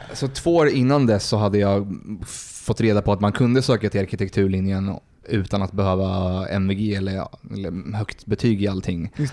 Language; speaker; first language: Swedish; early bilingual, other home language; Spanish